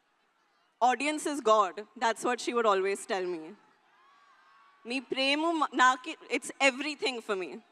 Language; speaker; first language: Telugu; non-native, learner; Hindi